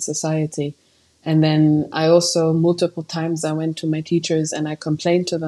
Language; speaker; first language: English; non-native, fluent; Upper Guinea Crioulo